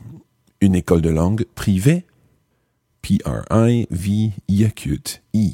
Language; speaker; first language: French; non-native, fluent; English